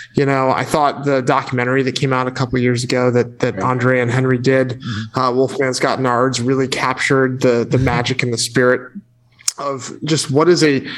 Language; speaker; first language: English; native; English